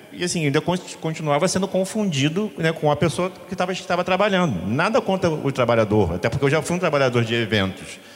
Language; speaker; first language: Portuguese; native; Portuguese